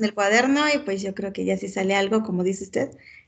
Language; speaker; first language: Spanish; native; Spanish